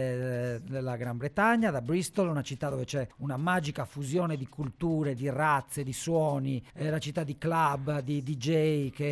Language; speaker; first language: Italian; native; Italian